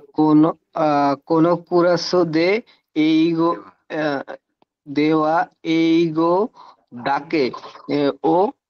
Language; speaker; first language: Japanese; non-native, learner; Bangla